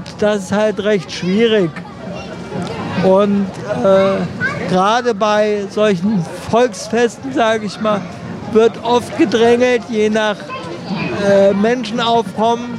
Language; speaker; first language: German; native; German